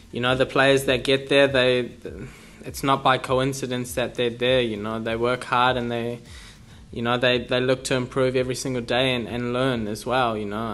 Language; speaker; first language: English; native; English